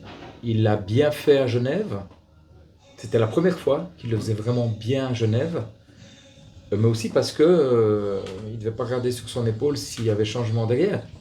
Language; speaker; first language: French; native; French